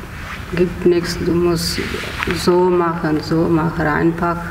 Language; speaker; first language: German; non-native, learner; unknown